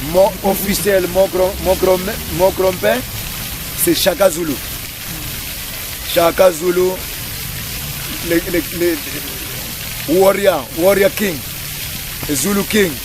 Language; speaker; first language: French; non-native, learner; English